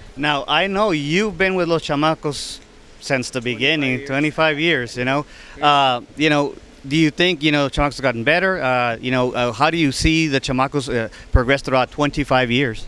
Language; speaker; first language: English; early bilingual, other home language; Spanish